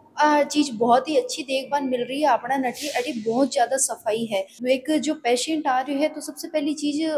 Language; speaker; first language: Hindi; native; Hindi